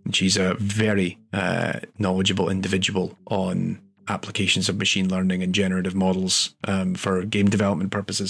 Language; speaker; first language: English; native; English